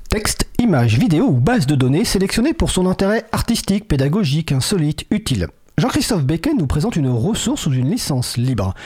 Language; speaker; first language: French; native; French